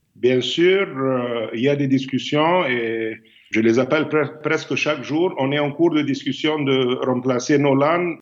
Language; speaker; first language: French; non-native, fluent; Arabic